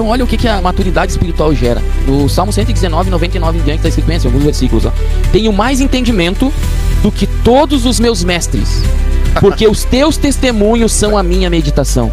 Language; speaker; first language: Portuguese; native; Portuguese